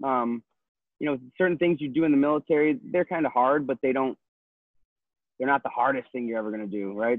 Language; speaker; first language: English; native; English